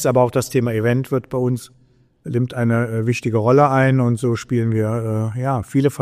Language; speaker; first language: German; native; German